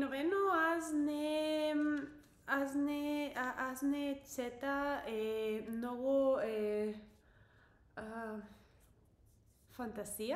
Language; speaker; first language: Bulgarian; non-native, learner; English